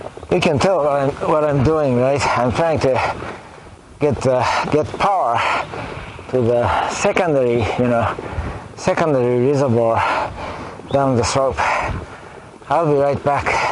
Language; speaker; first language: English; non-native, fluent; Japanese